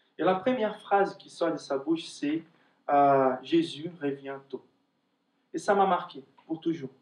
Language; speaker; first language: French; non-native, fluent; Portuguese